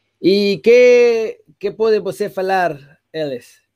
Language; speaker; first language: Portuguese; non-native, learner; Spanish